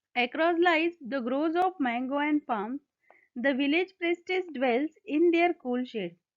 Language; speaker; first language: English; non-native, local second language; Marathi